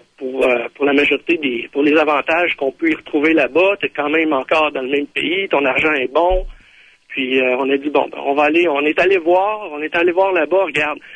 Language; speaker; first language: French; native; French